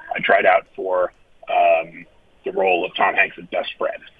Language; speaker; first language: English; native; English